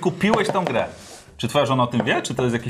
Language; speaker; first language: Polish; native; Polish